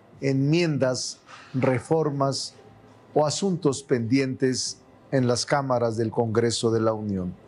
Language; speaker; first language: Spanish; native; Spanish